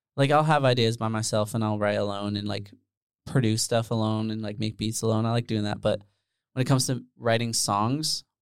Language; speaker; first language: English; early bilingual, other home language; Dutch